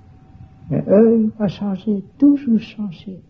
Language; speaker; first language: French; non-native, learner; Vietnamese